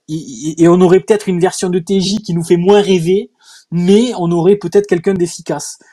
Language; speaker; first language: French; native; French